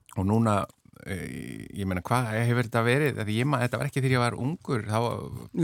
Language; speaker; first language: Icelandic; native; Icelandic